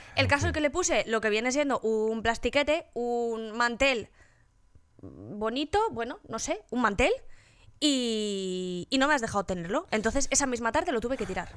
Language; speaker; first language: Spanish; native; Spanish